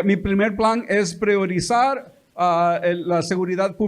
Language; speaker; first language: Spanish; native; Spanish